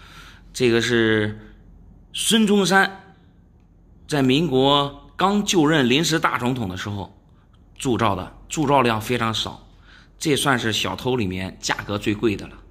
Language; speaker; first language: Chinese; native; Chinese